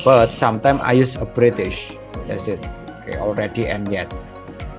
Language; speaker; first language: English; non-native, fluent; Indonesian